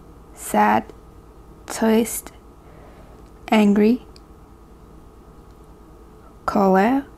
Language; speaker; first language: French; non-native, learner; English